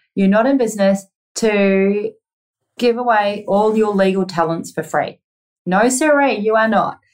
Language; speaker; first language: English; native; English